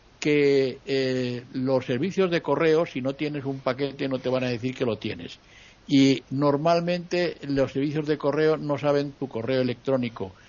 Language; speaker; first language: Spanish; native; Spanish